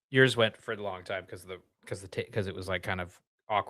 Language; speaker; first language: English; native; English